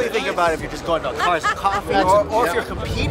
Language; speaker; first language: English; native; English